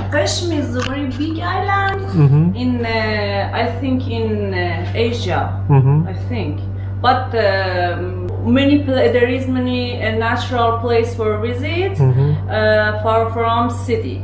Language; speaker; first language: English; non-native, learner; Persian